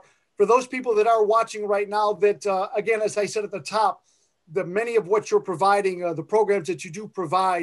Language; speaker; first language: English; native; English